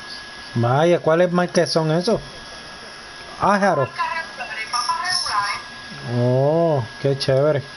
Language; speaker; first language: Spanish; native; Spanish